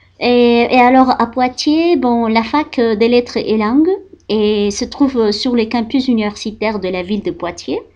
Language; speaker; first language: French; non-native, fluent; Spanish